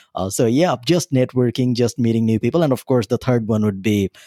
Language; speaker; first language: English; non-native, local second language; Bangla